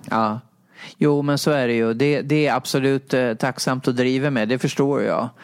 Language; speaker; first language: Swedish; native; Swedish